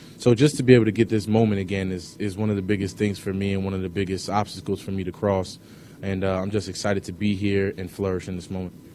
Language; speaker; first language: English; native; English